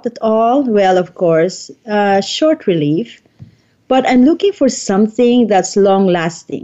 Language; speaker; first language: English; non-native, local second language; Filipino